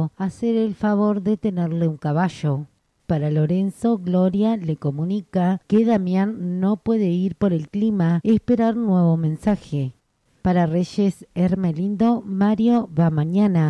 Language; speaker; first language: Spanish; native; Spanish